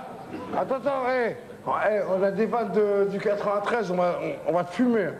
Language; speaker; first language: French; native; French